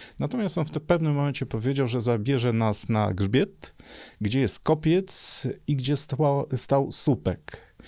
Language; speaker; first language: Polish; native; Polish